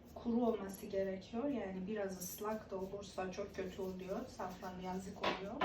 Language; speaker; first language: Turkish; non-native, fluent; Persian